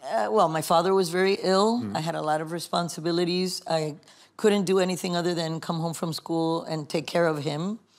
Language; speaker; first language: English; early bilingual, other home language; Spanish